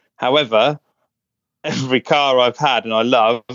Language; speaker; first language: English; native; English